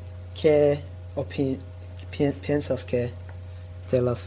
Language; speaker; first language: Spanish; non-native, learner; English